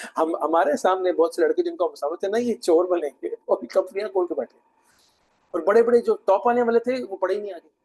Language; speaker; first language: Urdu; non-native, local second language; Punjabi